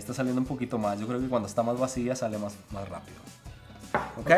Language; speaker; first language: Spanish; native; Spanish